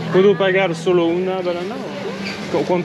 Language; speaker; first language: Spanish; non-native, learner; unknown